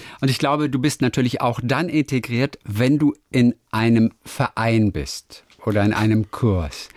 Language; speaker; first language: German; native; German